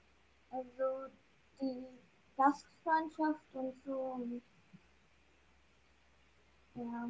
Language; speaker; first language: German; early bilingual, other home language; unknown